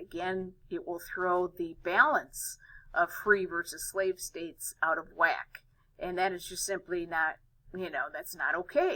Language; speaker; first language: English; native; English